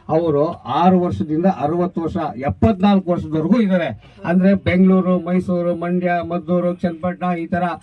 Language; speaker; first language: Kannada; native; Kannada